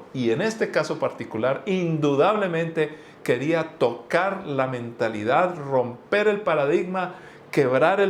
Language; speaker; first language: Spanish; native; Spanish